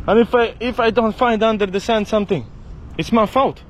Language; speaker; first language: English; non-native, learner; Latvian